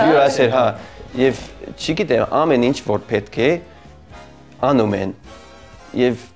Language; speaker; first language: Armenian; non-native, learner; English